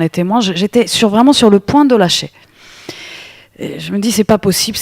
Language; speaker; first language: French; native; French